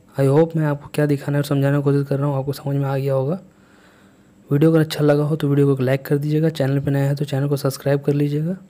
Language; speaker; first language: Hindi; native; Hindi